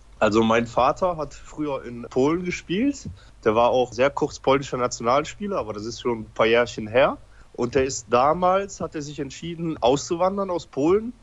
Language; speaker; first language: German; early bilingual, other home language; Polish